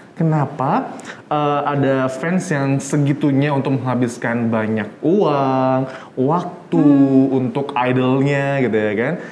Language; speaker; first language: Indonesian; native; Indonesian